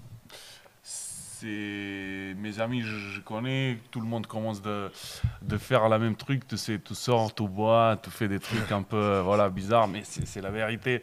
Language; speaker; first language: French; non-native, learner; Bosnian